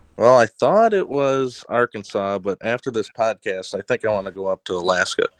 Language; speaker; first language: English; native; English